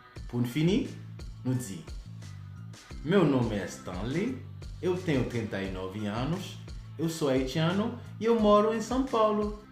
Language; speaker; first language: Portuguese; non-native, fluent; Haitian Creole